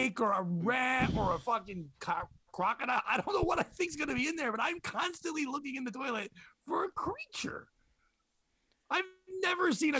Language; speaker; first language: English; native; English